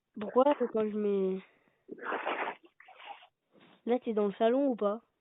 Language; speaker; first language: French; native; French